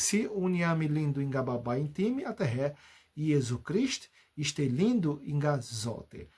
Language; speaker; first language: Albanian; non-native, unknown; Portuguese